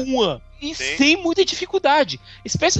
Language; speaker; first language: Portuguese; native; Portuguese